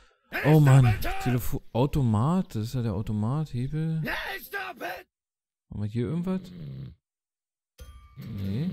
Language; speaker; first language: German; native; German